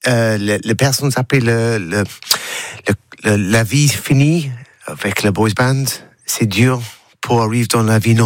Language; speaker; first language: French; non-native, learner; English